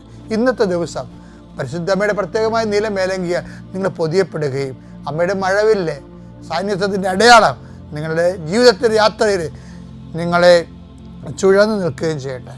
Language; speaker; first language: Malayalam; native; Malayalam